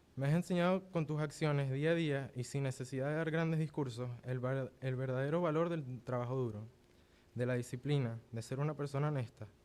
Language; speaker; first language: Spanish; early bilingual, other home language; English